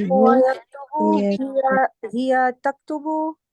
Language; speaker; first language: Arabic; non-native, learner; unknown